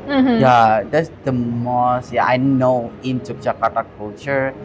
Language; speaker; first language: English; non-native, learner; Indonesian